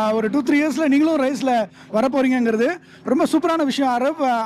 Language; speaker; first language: Tamil; native; Tamil